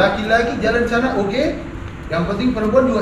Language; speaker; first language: Indonesian; native; Indonesian